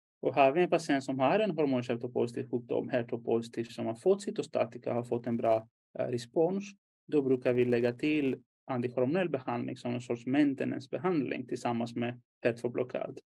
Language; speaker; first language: Swedish; non-native, fluent; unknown